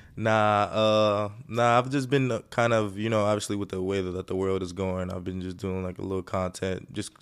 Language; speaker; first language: English; early bilingual, other home language; Greek